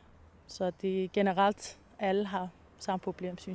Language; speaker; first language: Danish; non-native, fluent; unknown